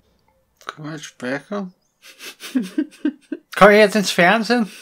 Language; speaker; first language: German; native; German